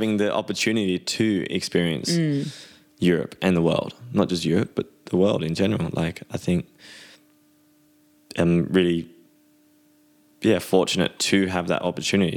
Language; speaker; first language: English; native; English